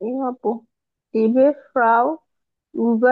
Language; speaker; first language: German; non-native, learner; Bangla